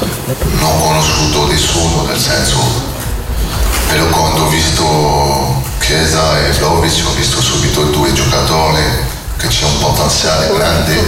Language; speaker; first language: Italian; non-native, learner; French